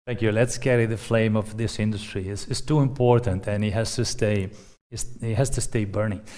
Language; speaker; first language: English; non-native, fluent; Italian